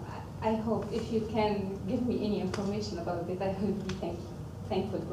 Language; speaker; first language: English; non-native, fluent; Arabic